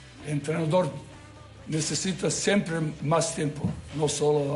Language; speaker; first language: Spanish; non-native, learner; Serbian